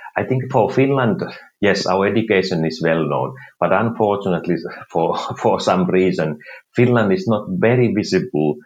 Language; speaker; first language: English; non-native, fluent; Finnish